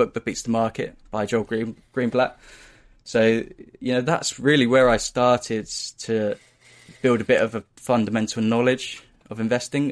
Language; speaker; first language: English; native; English